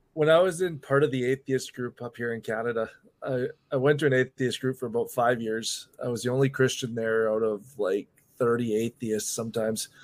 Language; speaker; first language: English; native; English